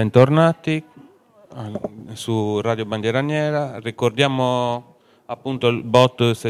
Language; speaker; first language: Italian; native; Italian